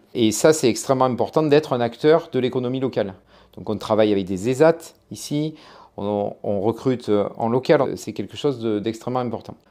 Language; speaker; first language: French; native; French